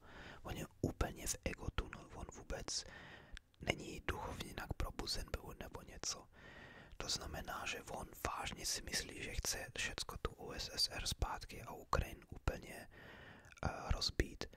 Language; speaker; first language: Czech; early bilingual, heritage; English